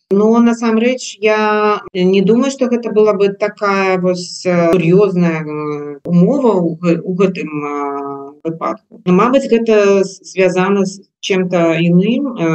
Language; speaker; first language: Belarusian; non-native, local second language; Russian